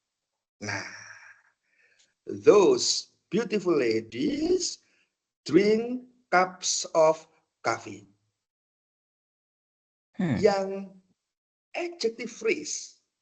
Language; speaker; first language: English; non-native, fluent; Indonesian